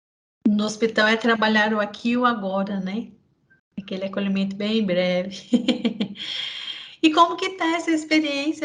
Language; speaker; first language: Portuguese; native; Portuguese